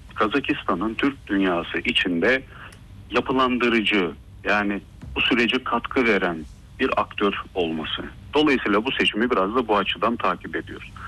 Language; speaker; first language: Turkish; early bilingual, heritage; Turkish